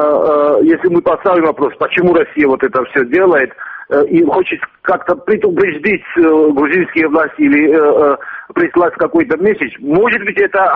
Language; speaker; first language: Russian; non-native, fluent; Georgian